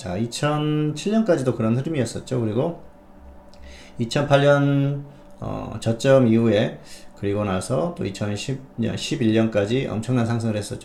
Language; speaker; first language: Korean; native; Korean